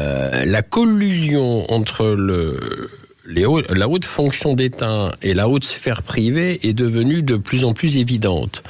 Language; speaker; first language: French; native; French